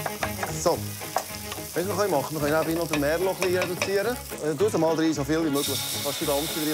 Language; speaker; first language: German; native; German